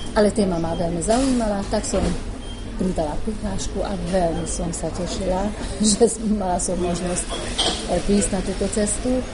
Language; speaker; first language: Slovak; non-native, local second language; Hungarian